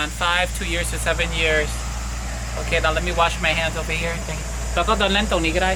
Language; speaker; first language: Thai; non-native, learner; English